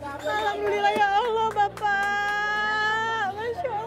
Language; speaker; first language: Indonesian; native; Indonesian